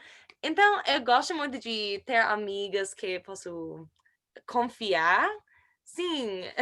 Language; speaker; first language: Portuguese; non-native, learner; English